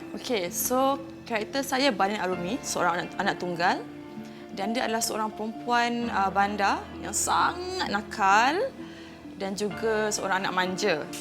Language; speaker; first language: Malay; native; Malay